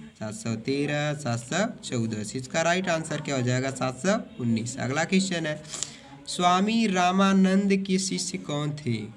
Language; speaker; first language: Hindi; native; Hindi